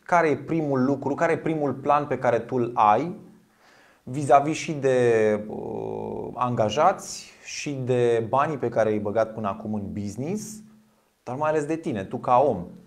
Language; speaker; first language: Romanian; native; Romanian